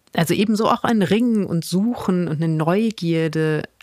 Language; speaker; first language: German; native; German